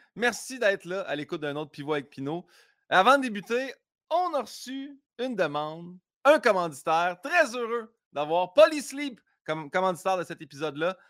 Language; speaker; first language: French; native; French